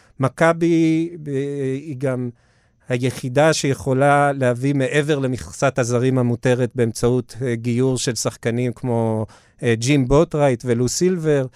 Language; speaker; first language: Hebrew; early bilingual, other home language; English